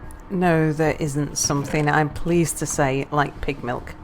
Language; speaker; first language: English; native; English